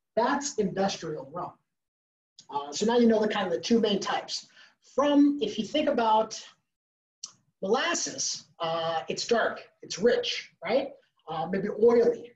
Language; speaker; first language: English; native; English